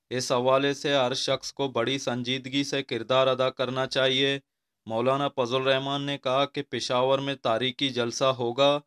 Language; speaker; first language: Urdu; non-native, local second language; Baluchi